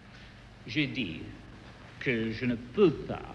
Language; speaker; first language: French; non-native, learner; English